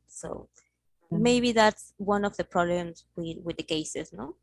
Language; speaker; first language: English; non-native, learner; Spanish